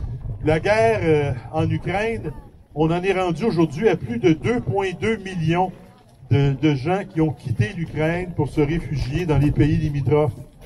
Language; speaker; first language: French; native; French